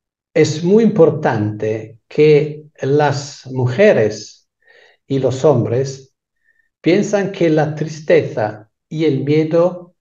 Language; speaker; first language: Spanish; non-native, fluent; Italian